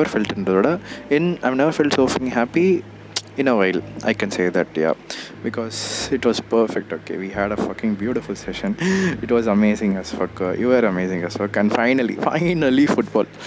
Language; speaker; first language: English; non-native, local second language; Tamil